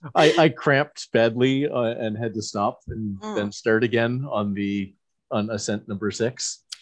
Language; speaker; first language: English; native; English